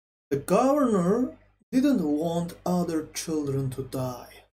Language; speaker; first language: English; non-native, fluent; Azerbaijani